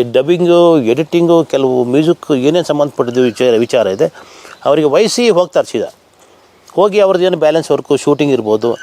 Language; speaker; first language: Kannada; native; Kannada